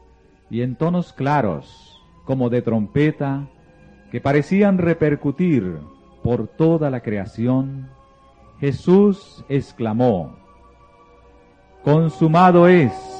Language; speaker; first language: Spanish; native; Spanish